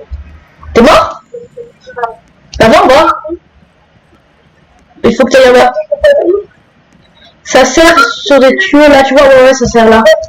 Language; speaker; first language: French; native; French